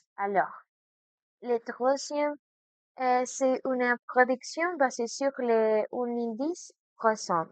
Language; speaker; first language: French; non-native, learner; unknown